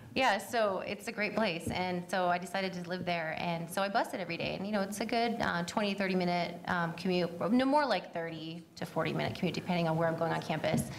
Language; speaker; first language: English; native; English